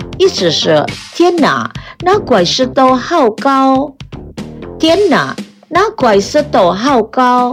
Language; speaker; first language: Chinese; non-native, fluent; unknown